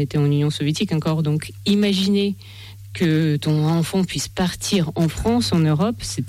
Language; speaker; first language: French; non-native, fluent; Russian